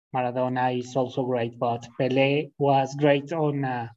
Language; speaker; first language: English; non-native, fluent; Spanish